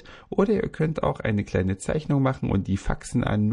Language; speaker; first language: German; native; German